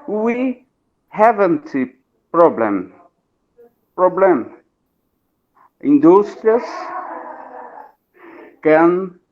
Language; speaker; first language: English; non-native, learner; Portuguese